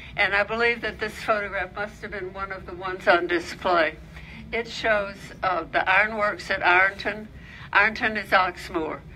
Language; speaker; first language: English; native; English